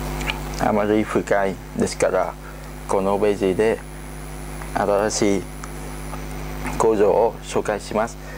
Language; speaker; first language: Japanese; non-native, learner; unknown